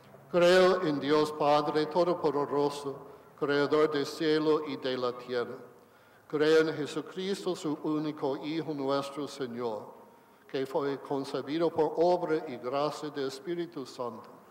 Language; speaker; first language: Spanish; non-native, fluent; English